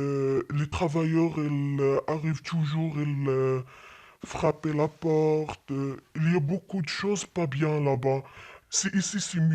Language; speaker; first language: French; non-native, learner; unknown